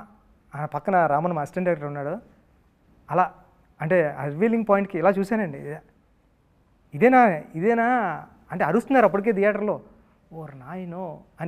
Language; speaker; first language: Telugu; native; Telugu